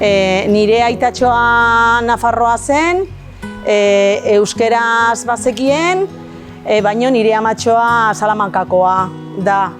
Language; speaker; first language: Basque; non-native, local second language; Spanish